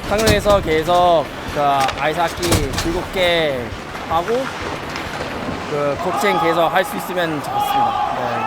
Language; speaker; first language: Korean; non-native, learner; English